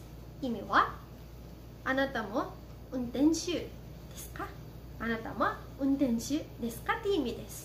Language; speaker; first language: Japanese; non-native, fluent; Filipino